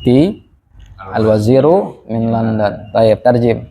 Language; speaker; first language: Arabic; non-native, fluent; Indonesian